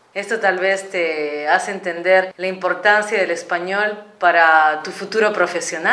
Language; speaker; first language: Spanish; native; Spanish